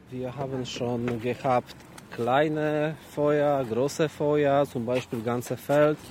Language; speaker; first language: German; non-native, learner; Polish